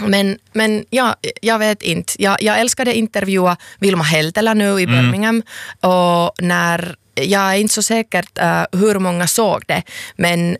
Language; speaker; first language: Swedish; non-native, local second language; Finnish